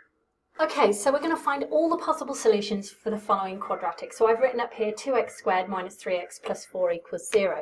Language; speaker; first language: English; native; English